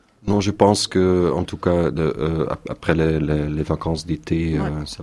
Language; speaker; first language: French; non-native, local second language; Dutch